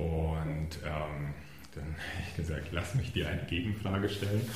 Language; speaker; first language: German; native; German